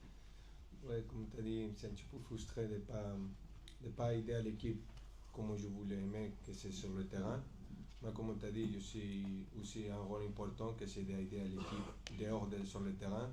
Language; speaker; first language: French; non-native, fluent; Spanish